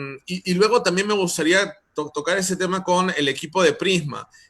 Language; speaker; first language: Spanish; native; Spanish